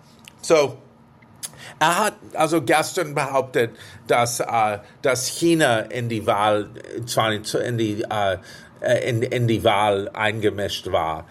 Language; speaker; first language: German; non-native, fluent; English